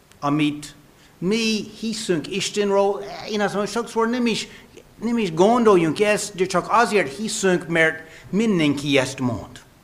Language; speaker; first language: Hungarian; non-native, fluent; English